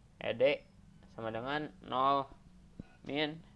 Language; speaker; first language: Indonesian; native; Indonesian